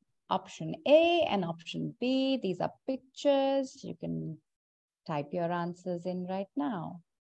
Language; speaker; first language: English; non-native, local second language; Hindi